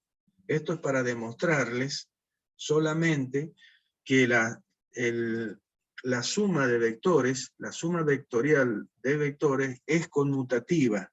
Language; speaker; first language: Spanish; native; Spanish